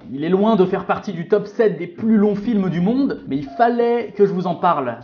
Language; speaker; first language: French; native; French